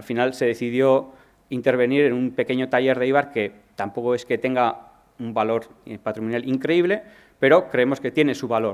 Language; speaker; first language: Spanish; native; Spanish